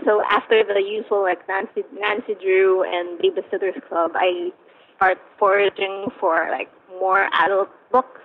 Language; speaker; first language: English; non-native, local second language; Filipino